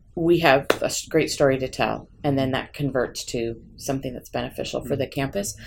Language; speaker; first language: English; native; English